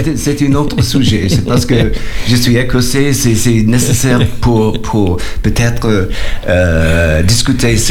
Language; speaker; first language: French; non-native, learner; English